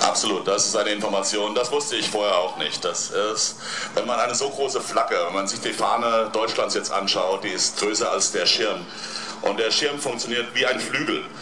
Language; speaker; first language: German; native; German